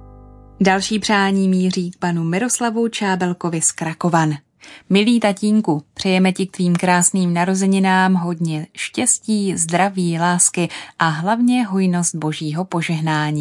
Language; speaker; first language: Czech; native; Czech